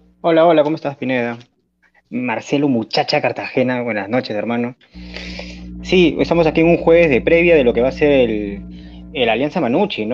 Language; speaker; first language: Spanish; native; Spanish